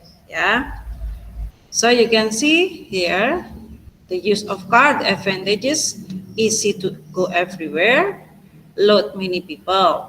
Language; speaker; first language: English; non-native, fluent; Indonesian